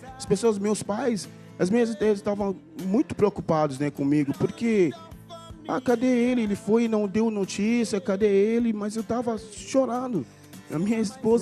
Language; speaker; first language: Portuguese; non-native, fluent; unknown